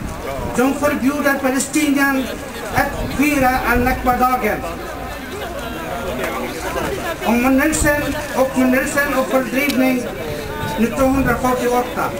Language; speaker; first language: Swedish; non-native, fluent; Arabic